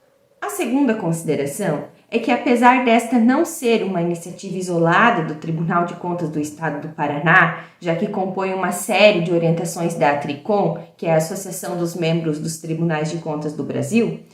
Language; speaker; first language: Portuguese; native; Portuguese